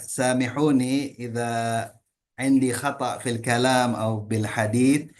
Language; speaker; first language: Arabic; early bilingual, heritage; Indonesian